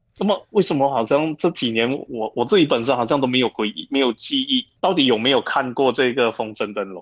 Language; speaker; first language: Chinese; native; Chinese